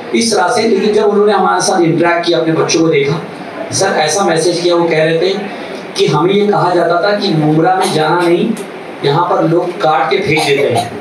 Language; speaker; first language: Hindi; native; Hindi